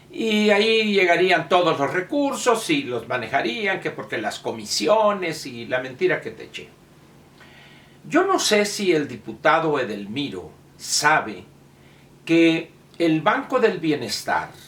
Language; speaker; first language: Spanish; native; Spanish